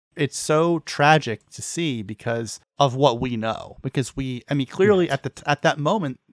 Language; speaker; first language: English; native; English